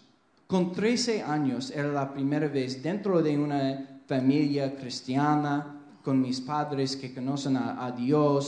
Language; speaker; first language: Spanish; non-native, fluent; English